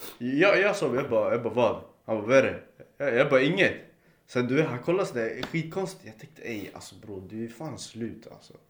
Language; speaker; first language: Swedish; early bilingual, other home language; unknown